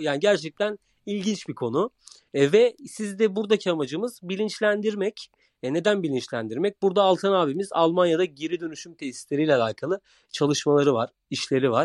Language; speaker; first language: Turkish; native; Turkish